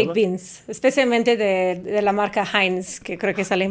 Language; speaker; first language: Spanish; non-native, fluent; English